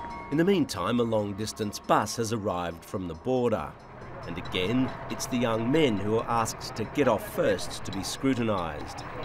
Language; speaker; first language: English; native; English